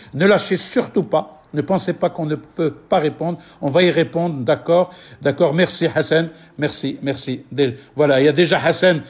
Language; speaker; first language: French; non-native, local second language; Arabic